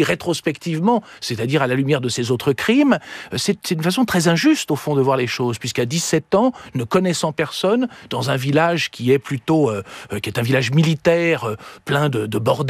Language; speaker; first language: French; native; French